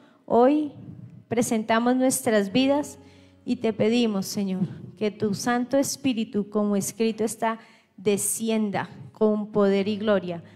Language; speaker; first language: Spanish; native; Spanish